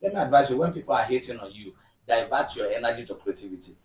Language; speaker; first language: English; non-native, local second language; Yoruba